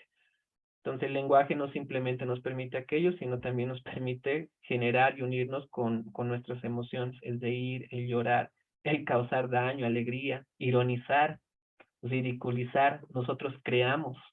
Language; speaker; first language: Spanish; native; Spanish